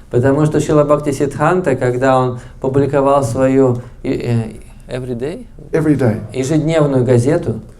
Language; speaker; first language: Russian; native; Russian